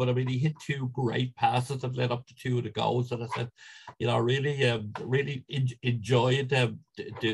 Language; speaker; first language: English; native; English